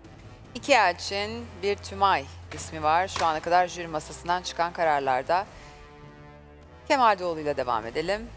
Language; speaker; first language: Turkish; native; Turkish